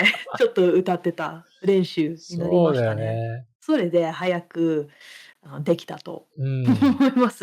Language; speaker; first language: Japanese; non-native, fluent; English